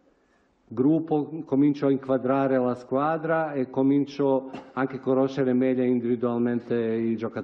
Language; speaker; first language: Italian; non-native, fluent; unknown